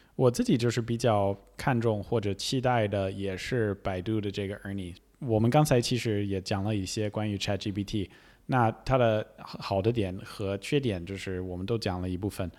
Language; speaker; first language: Chinese; non-native, fluent; English